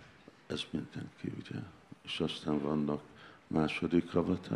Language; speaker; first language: Hungarian; non-native, learner; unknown